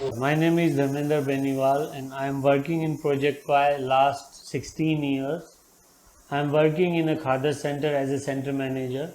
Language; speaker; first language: English; non-native, local second language; Hindi